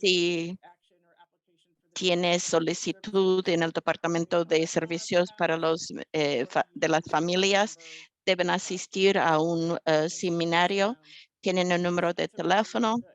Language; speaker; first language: Spanish; non-native, fluent; English